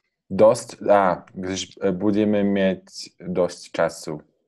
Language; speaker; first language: Czech; non-native, learner; Polish